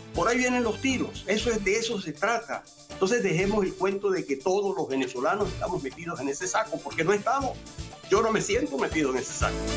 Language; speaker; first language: Spanish; native; Spanish